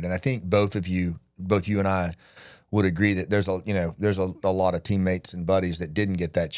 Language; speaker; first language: English; native; English